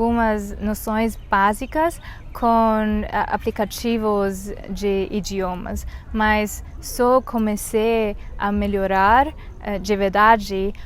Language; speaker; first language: Portuguese; non-native, learner; Chinese